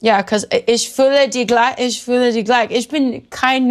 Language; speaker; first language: German; non-native, learner; English